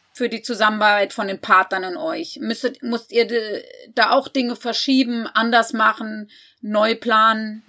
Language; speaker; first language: German; native; German